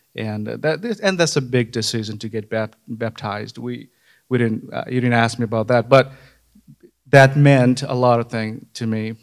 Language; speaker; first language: English; non-native, local second language; Nepali